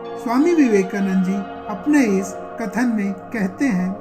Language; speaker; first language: Hindi; native; Hindi